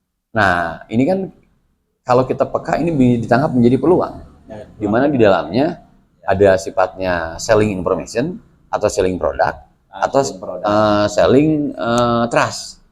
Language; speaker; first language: Indonesian; non-native, local second language; Sundanese